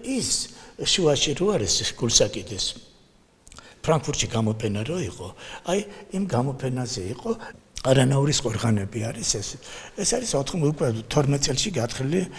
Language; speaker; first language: Georgian; native; Georgian